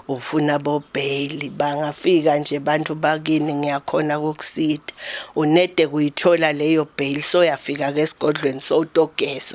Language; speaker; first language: Zulu; non-native, local second language; Swati